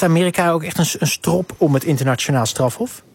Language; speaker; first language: Dutch; native; Dutch